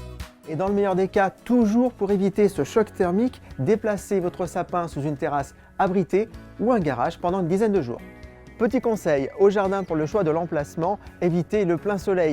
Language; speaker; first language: French; native; French